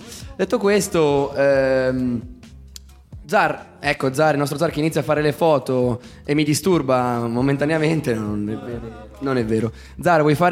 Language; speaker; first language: Italian; native; Italian